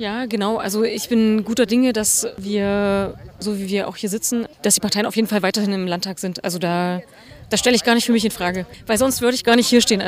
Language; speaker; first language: German; native; German